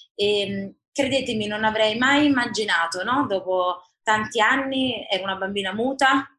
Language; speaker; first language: Italian; native; Italian